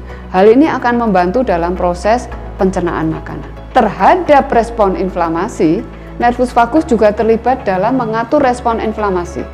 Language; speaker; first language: Indonesian; native; Indonesian